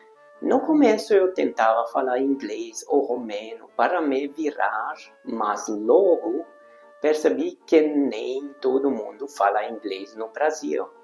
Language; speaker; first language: Portuguese; non-native, fluent; Hungarian